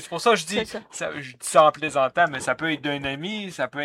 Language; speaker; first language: French; native; French